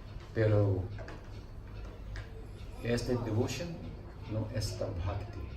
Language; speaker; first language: Spanish; non-native, learner; English